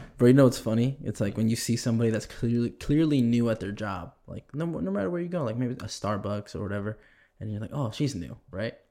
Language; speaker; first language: English; native; English